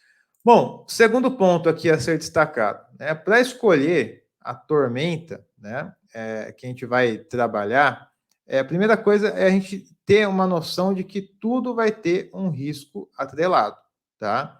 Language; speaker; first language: Portuguese; native; Portuguese